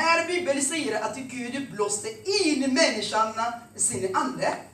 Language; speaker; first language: Swedish; non-native, fluent; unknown